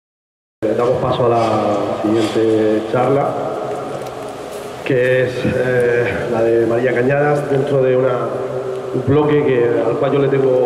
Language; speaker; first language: Spanish; native; Spanish